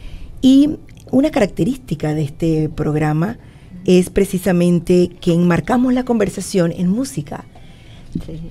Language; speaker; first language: Spanish; native; Spanish